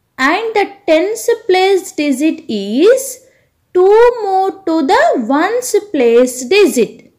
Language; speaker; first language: English; non-native, local second language; Telugu